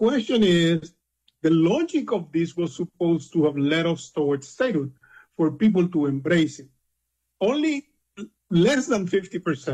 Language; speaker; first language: English; non-native, fluent; Spanish